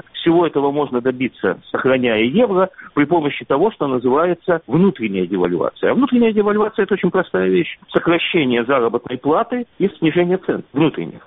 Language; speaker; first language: Russian; native; Russian